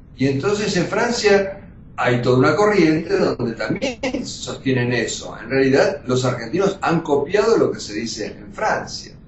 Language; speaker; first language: Spanish; early bilingual, other home language; Russian